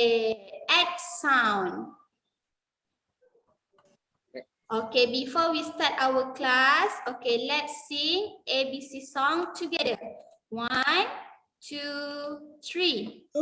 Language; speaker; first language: English; non-native, local second language; Malay